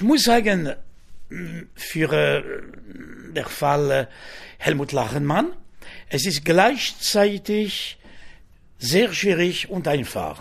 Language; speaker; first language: German; non-native, fluent; French